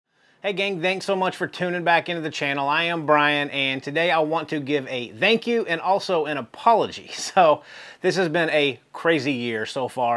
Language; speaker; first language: English; native; English